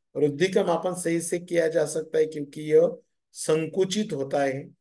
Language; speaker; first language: Hindi; non-native, local second language; Marathi